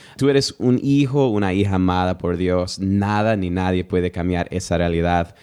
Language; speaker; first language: Spanish; early bilingual, heritage; Spanish